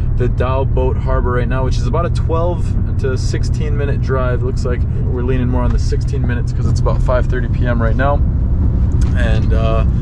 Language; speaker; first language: English; native; English